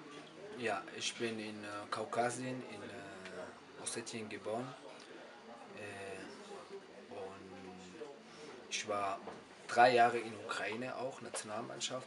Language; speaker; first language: German; non-native, fluent; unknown